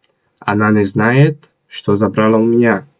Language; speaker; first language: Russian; non-native, fluent; Tajik